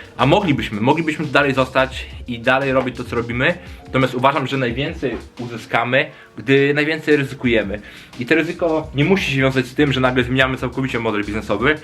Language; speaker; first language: Polish; native; Polish